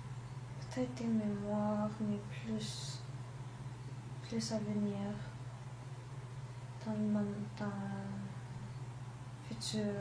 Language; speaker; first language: French; non-native, local second language; English